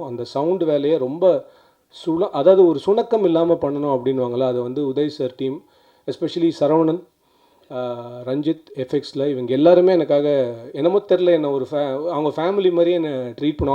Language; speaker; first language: Tamil; native; Tamil